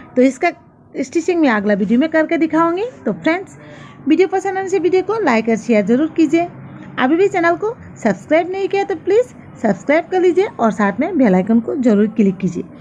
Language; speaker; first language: Hindi; non-native, local second language; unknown